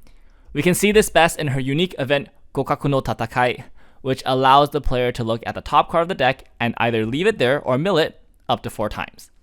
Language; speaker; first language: English; native; English